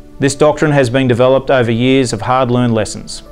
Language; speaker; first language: English; native; English